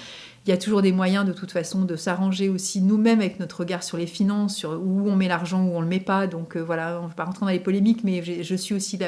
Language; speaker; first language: French; native; French